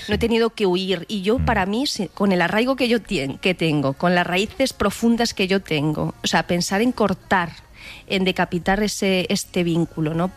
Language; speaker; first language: Spanish; native; Spanish